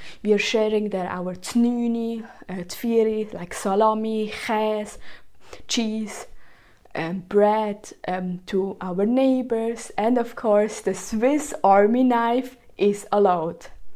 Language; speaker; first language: English; non-native, fluent; German